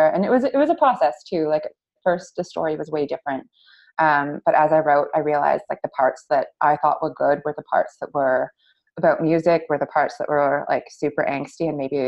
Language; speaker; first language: English; native; English